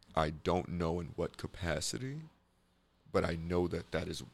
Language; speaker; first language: English; native; English